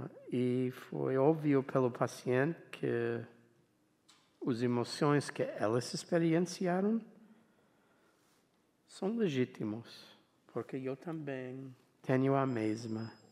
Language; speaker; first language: Portuguese; non-native, fluent; English